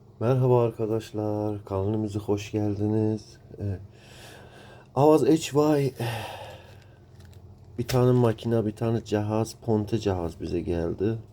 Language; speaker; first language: Turkish; non-native, learner; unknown